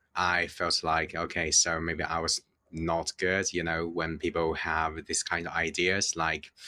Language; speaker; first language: English; non-native, fluent; Chinese